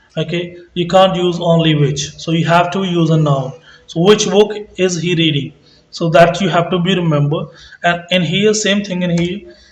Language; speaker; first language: English; non-native, local second language; Punjabi